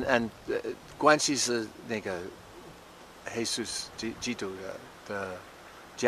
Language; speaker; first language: Chinese; non-native, fluent; English